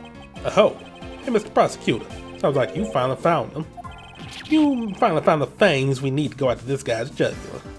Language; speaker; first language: English; native; English